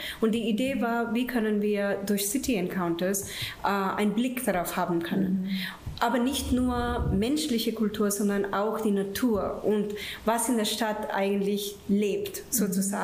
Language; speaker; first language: German; non-native, fluent; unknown